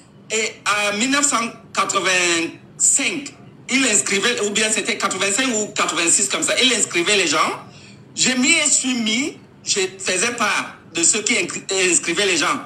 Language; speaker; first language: French; non-native, local second language; English